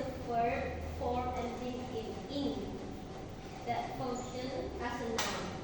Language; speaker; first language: English; non-native, learner; Indonesian